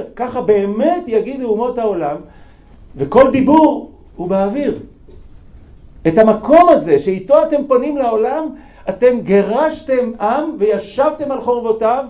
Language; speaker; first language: Hebrew; native; Hebrew